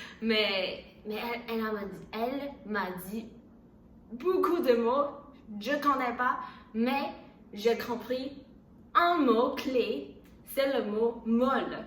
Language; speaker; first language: French; non-native, learner; Chinese